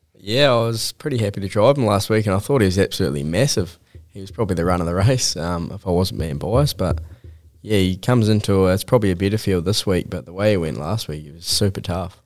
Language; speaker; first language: English; native; English